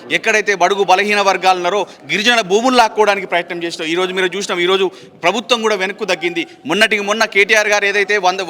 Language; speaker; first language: Telugu; native; Telugu